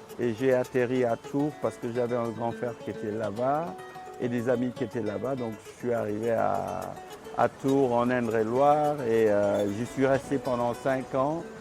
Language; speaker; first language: French; non-native, local second language; Wolof